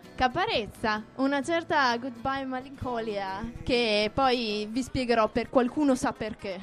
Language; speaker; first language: Italian; native; Italian